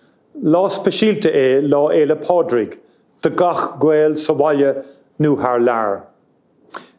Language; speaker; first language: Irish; non-native, local second language; English